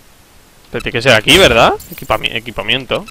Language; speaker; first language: Spanish; native; Spanish